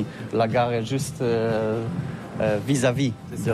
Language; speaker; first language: French; non-native, learner; Polish